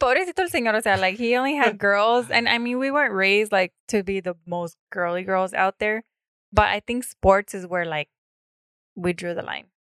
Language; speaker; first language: English; early bilingual, other home language; Spanish